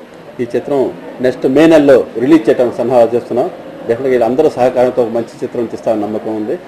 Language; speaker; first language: Telugu; native; Telugu